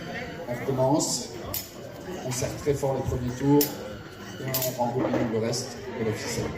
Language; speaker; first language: French; native; French